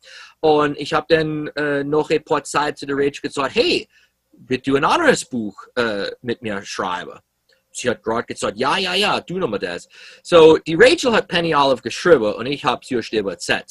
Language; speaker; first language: German; early bilingual, heritage; English